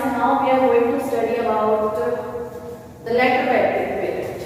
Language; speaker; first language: English; non-native, local second language; Hindi